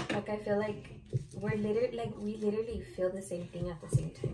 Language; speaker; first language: English; early bilingual, other home language; Spanish